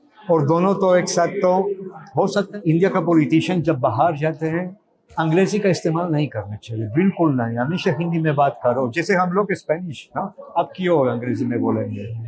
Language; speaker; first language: Hindi; non-native, fluent; Catalan